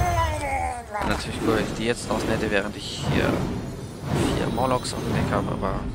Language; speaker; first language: German; native; German